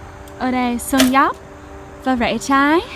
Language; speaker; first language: Vietnamese; non-native, fluent; English